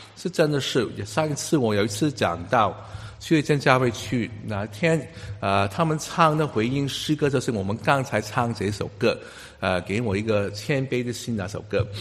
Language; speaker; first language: Chinese; non-native, local second language; Cantonese